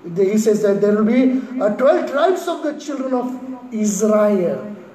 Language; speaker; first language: English; non-native, local second language; Marathi